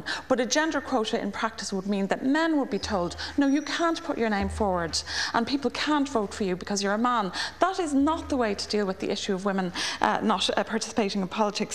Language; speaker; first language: English; native; English